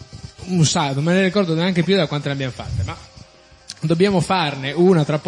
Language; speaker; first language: Italian; native; Italian